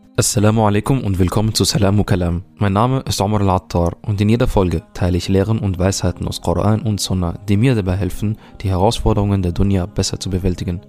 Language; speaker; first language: German; early bilingual, other home language; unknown